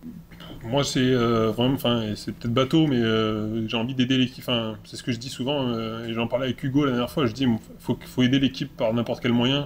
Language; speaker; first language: French; native; French